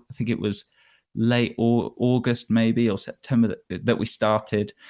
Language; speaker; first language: English; native; English